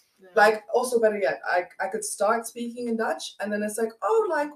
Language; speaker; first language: English; non-native, local second language; Dutch